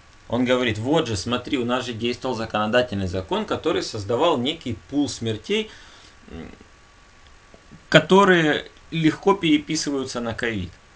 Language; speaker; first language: Russian; native; Russian